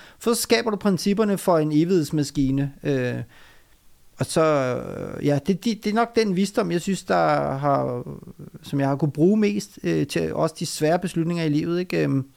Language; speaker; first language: Danish; early bilingual, other home language; Urdu